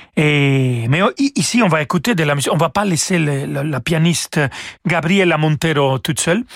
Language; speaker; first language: French; non-native, fluent; Spanish